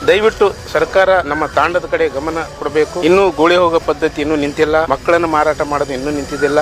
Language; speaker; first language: Kannada; non-native, local second language; Lambadi